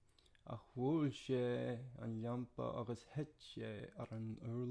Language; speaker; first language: Irish; non-native, learner; English